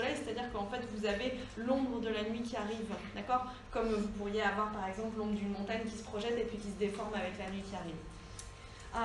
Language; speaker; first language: French; native; French